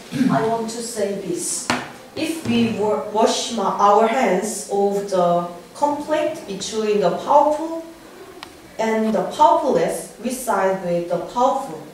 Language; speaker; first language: English; non-native, learner; Korean